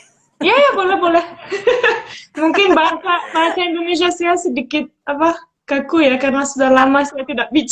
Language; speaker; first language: Indonesian; non-native, learner; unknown